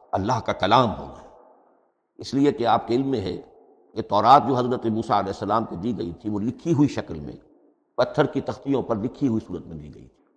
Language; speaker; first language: Urdu; native; Urdu